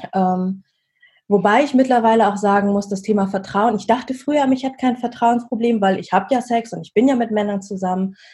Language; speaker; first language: German; early bilingual, other home language; Vietnamese